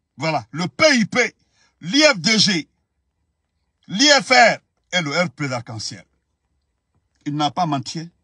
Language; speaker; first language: French; non-native, local second language; Fula